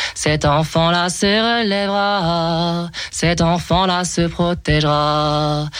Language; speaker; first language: French; native; French